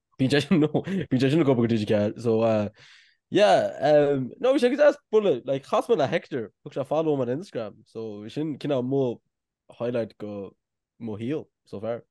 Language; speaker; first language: Irish; native; Irish